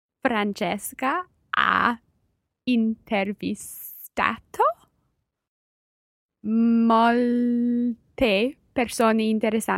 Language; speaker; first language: Italian; non-native, learner; English